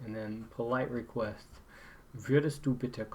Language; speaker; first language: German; non-native, fluent; English